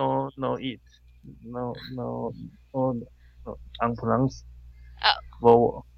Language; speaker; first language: English; non-native, learner; Chinese